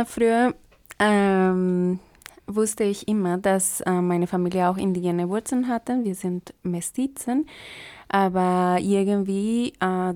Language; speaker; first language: German; non-native, fluent; Spanish